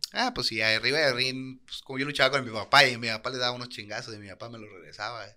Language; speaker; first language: Spanish; native; Spanish